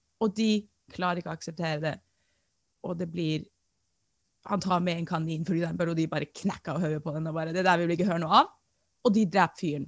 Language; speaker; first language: Norwegian; native; Norwegian